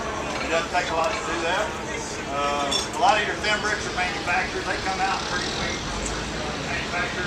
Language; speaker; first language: English; native; English